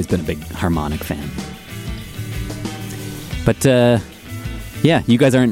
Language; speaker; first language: English; native; English